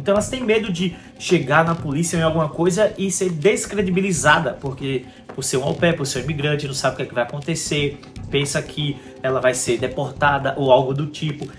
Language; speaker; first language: Portuguese; native; Portuguese